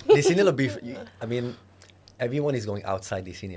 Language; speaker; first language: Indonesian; non-native, learner; French